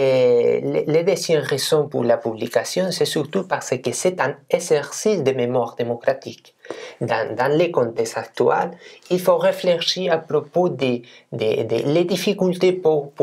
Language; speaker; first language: French; non-native, fluent; Spanish